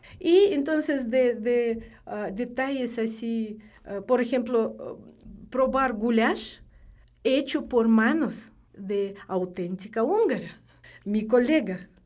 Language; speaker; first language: Spanish; non-native, fluent; Russian